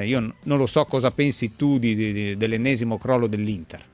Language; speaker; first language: Italian; native; Italian